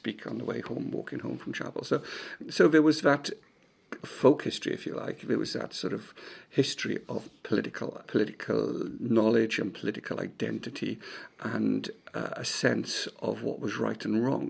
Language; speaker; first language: English; native; English